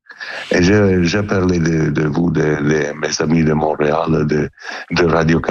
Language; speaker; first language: French; non-native, learner; Italian